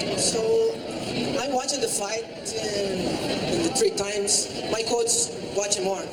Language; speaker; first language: English; non-native, learner; Portuguese